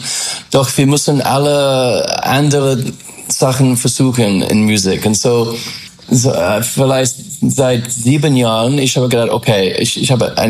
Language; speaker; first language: German; non-native, fluent; English